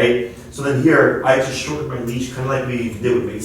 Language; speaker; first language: English; native; English